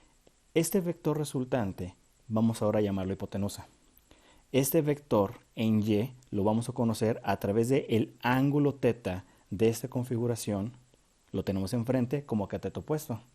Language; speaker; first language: Spanish; native; Spanish